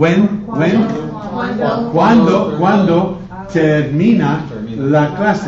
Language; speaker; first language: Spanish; non-native, fluent; English